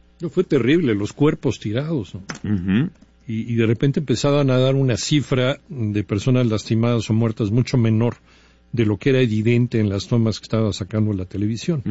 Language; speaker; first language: Spanish; native; Spanish